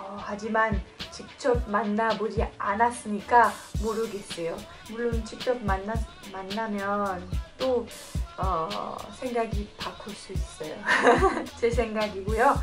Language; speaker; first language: Korean; non-native, fluent; French